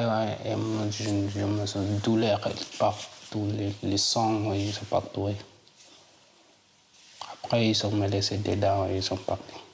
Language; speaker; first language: French; non-native, learner; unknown